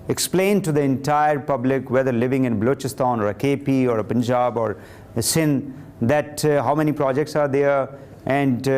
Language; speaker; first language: English; non-native, local second language; Urdu